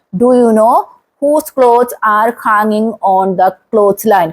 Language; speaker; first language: English; non-native, local second language; Malayalam